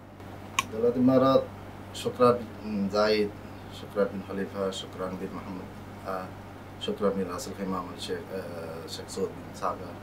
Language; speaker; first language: Arabic; non-native, learner; Bangla